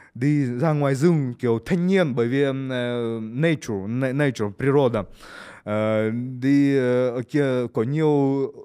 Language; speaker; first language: Vietnamese; early bilingual, heritage; Russian